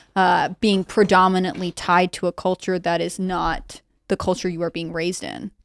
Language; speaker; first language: English; native; English